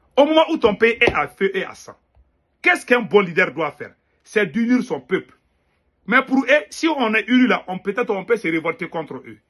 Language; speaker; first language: French; non-native, local second language; Bambara